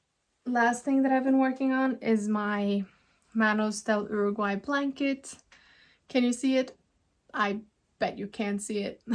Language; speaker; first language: English; non-native, fluent; Norwegian